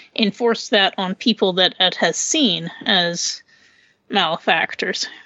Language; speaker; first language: English; native; English